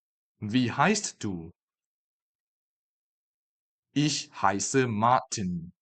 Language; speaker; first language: German; non-native, fluent; Chinese